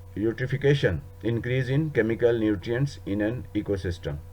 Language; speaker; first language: English; non-native, local second language; Urdu